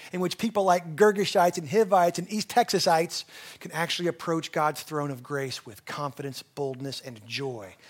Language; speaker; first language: English; native; English